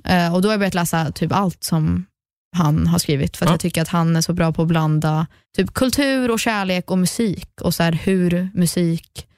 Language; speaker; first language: Swedish; early bilingual, heritage; Swedish